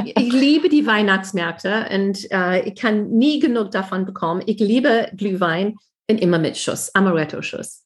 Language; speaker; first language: German; non-native, fluent; English